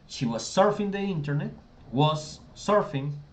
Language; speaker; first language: English; non-native, fluent; Spanish